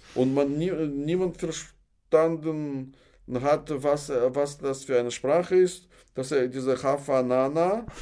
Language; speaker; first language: German; non-native, fluent; Russian